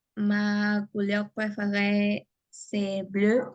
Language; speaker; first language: French; non-native, learner; Spanish